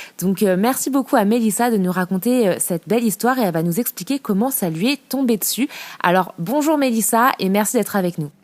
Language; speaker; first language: French; native; French